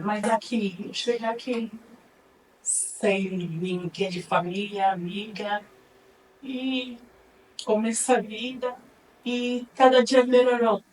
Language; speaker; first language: Portuguese; non-native, learner; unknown